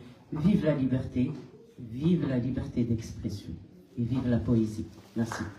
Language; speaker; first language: French; non-native, local second language; Kabyle